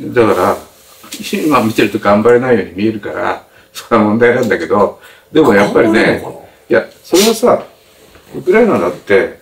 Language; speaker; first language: Japanese; native; Japanese